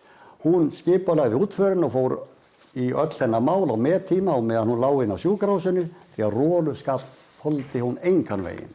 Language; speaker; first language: Icelandic; native; Icelandic